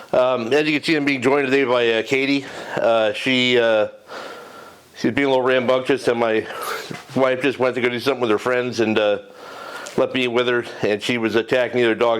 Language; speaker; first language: English; native; English